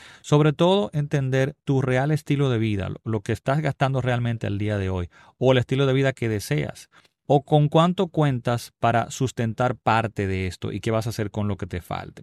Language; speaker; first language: Spanish; native; Spanish